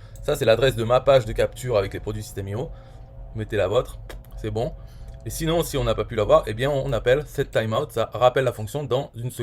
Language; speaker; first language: French; native; French